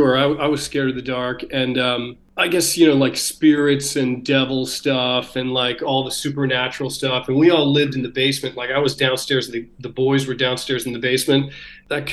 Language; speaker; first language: English; native; English